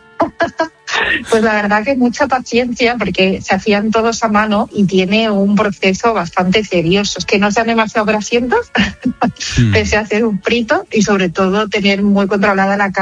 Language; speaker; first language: Spanish; native; Spanish